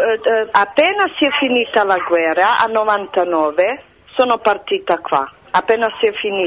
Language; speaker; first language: Italian; non-native, fluent; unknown